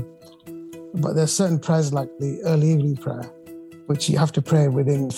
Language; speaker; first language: English; native; English